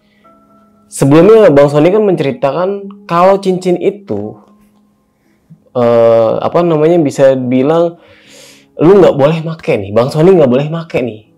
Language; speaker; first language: Indonesian; native; Indonesian